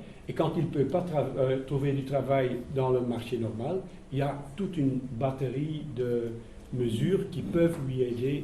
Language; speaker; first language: French; non-native, local second language; Dutch